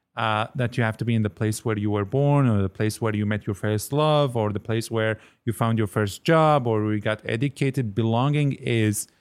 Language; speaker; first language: English; non-native, fluent; Arabic